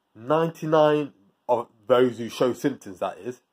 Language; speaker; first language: English; native; English